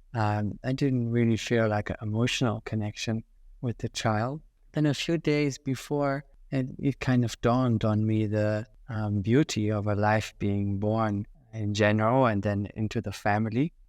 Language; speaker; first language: English; non-native, fluent; German